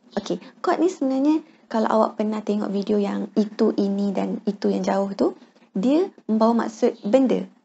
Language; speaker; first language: Malay; native; Malay